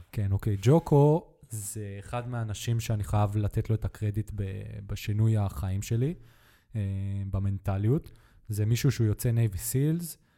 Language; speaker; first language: Hebrew; native; Hebrew